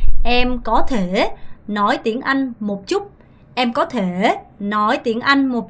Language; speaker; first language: Vietnamese; non-native, fluent; Korean